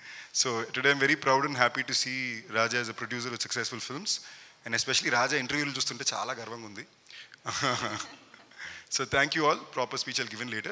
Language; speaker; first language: Telugu; native; Telugu